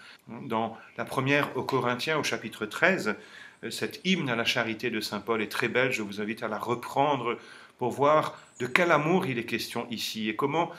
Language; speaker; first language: French; native; French